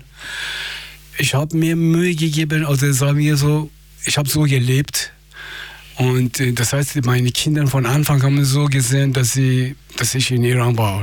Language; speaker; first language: German; non-native, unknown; Persian